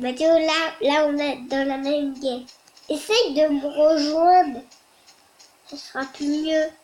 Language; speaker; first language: French; native; French